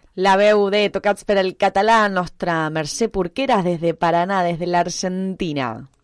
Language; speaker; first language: Catalan; non-native, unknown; Spanish